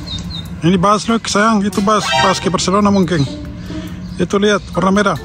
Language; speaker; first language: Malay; non-native, learner; Spanish